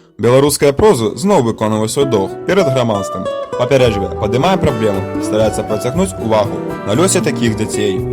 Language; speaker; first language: Belarusian; native; Belarusian